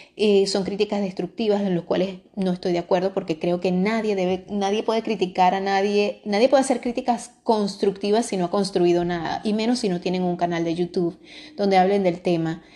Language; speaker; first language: Spanish; native; Spanish